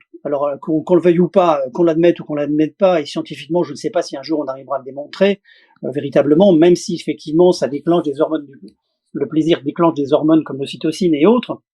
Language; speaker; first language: French; native; French